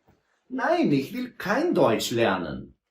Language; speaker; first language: German; non-native, fluent; Portuguese